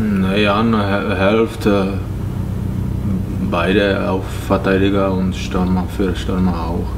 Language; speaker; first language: German; non-native, learner; Czech